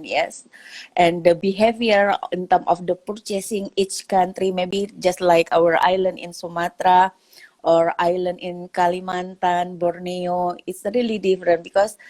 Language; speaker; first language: English; non-native, local second language; Indonesian